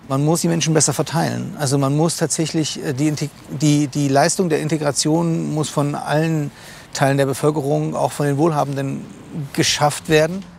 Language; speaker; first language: German; native; German